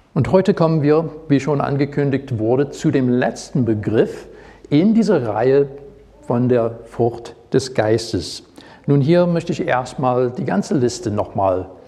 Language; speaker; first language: German; non-native, fluent; English